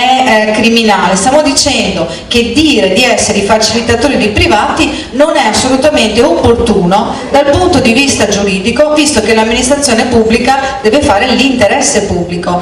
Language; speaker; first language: Italian; native; Italian